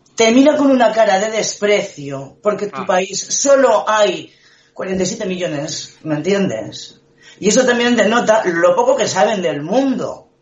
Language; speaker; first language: Spanish; native; Spanish